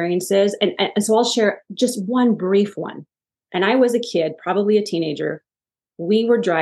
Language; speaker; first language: English; native; English